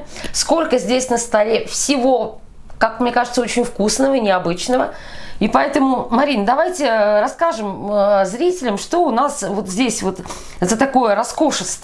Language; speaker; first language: Russian; native; Russian